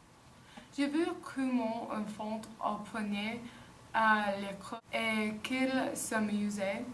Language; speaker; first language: French; non-native, learner; English